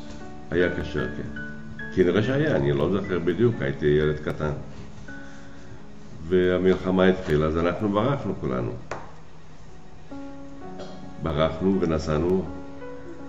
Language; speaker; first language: Hebrew; non-native, fluent; Yiddish